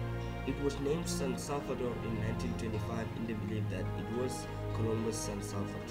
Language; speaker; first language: English; non-native, fluent; Southern Sotho